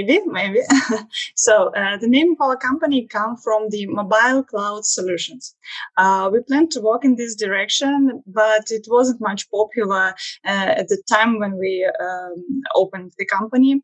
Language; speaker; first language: English; non-native, learner; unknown